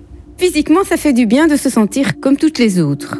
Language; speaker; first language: French; native; French